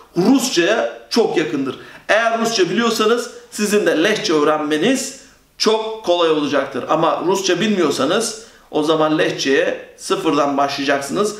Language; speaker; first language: Turkish; native; Turkish